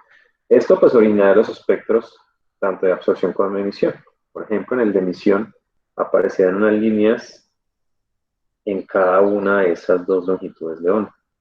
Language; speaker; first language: Spanish; native; Spanish